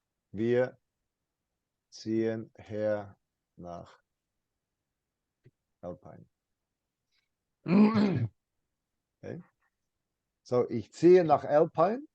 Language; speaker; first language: German; non-native, fluent; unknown